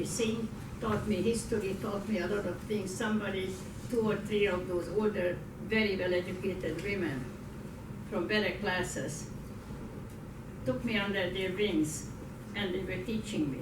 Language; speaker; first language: English; non-native, fluent; Hungarian